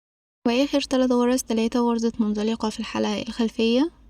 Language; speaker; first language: Arabic; native; Arabic